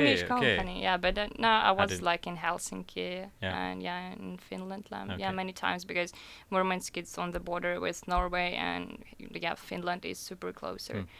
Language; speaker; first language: English; non-native, fluent; Russian